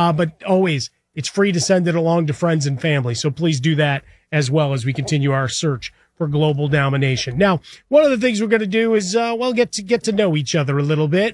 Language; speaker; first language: English; native; English